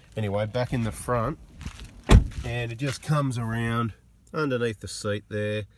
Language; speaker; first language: English; native; English